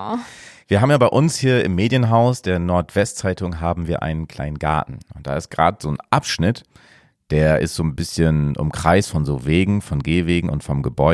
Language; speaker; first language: German; native; German